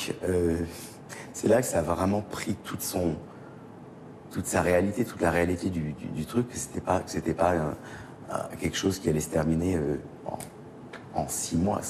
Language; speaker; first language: French; native; French